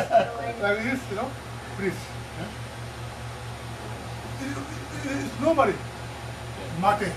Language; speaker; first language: English; non-native, learner; Japanese